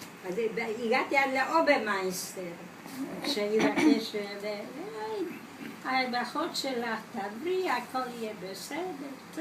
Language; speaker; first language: Hebrew; non-native, fluent; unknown